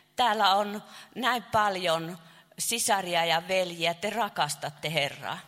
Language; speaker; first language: Finnish; non-native, fluent; Chinese